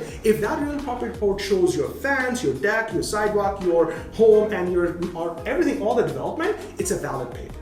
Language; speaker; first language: English; non-native, fluent; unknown